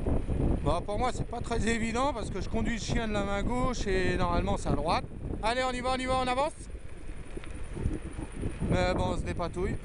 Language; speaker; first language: French; native; French